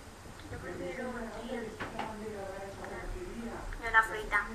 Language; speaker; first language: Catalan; non-native, local second language; Spanish